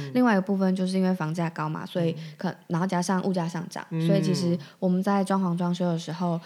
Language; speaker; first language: Chinese; native; Chinese